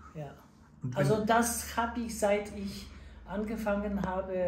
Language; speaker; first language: German; non-native, fluent; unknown